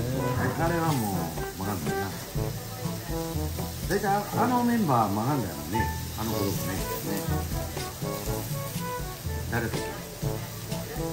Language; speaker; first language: Japanese; native; Japanese